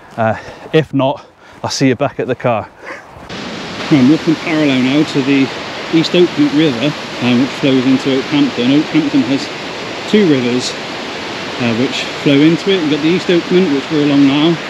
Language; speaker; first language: English; native; English